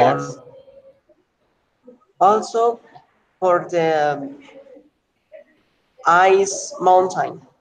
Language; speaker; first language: English; non-native, learner; Spanish